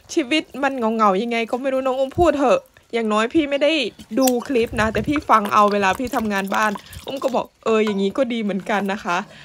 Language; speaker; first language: Thai; native; Thai